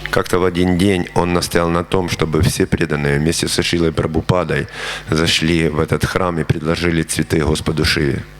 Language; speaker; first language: Russian; native; Russian